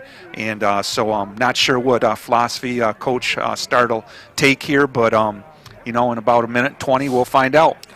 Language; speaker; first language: English; native; English